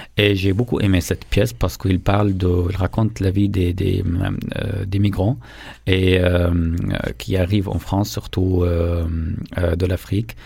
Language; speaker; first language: French; non-native, fluent; Arabic